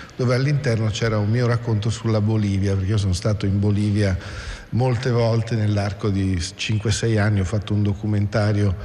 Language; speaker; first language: Italian; native; Italian